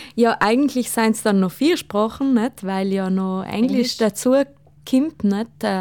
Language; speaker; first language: German; non-native, local second language; Ladin